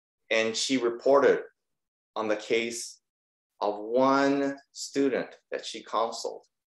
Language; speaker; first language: English; early bilingual, other home language; Japanese